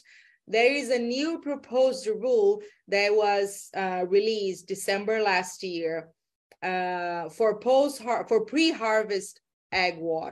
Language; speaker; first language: English; non-native, fluent; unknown